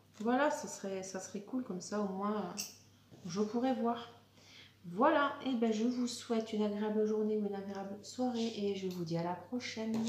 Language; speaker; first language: French; native; French